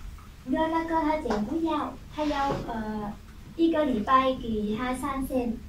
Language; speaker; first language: Chinese; non-native, learner; Vietnamese